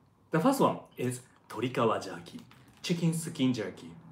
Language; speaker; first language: English; non-native, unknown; Japanese